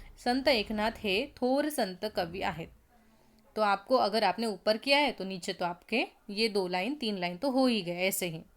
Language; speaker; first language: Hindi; non-native, local second language; Marathi